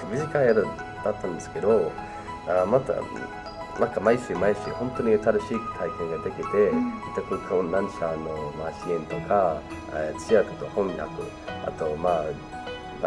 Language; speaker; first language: Japanese; non-native, fluent; English